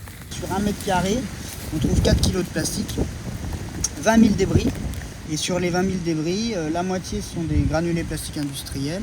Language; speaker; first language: French; native; French